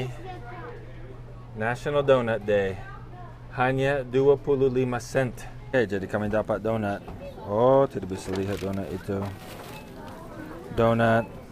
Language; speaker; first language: Indonesian; non-native, fluent; English